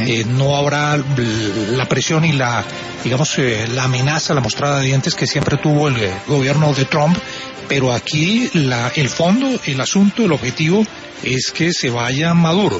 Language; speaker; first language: Spanish; native; Spanish